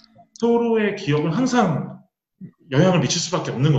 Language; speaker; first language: Korean; native; Korean